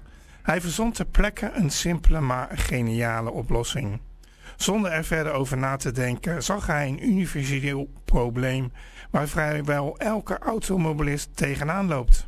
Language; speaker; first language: Dutch; native; Dutch